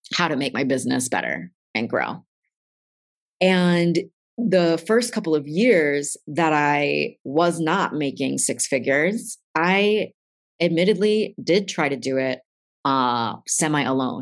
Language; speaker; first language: English; native; English